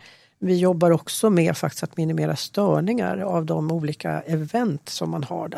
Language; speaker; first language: Swedish; native; Swedish